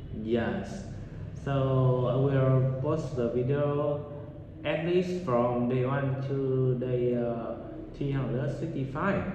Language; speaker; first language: English; non-native, learner; Vietnamese